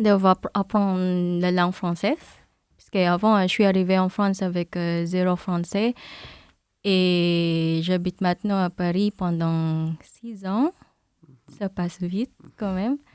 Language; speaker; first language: French; non-native, fluent; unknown